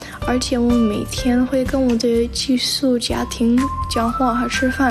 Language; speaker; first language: Chinese; non-native, learner; English